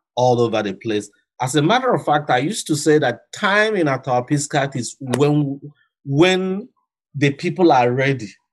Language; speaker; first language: English; non-native, local second language; Igbo